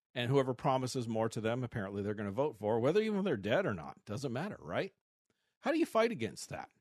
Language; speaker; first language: English; native; English